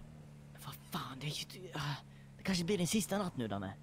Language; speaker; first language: Swedish; native; Swedish